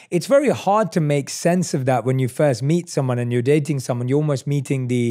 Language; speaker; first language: English; native; English